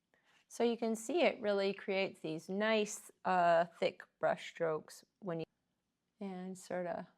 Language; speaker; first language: English; native; English